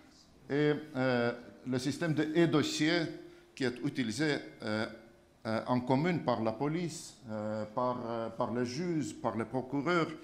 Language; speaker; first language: French; non-native, fluent; Estonian